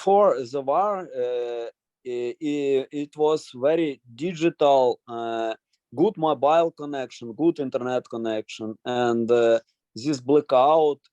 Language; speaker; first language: English; non-native, learner; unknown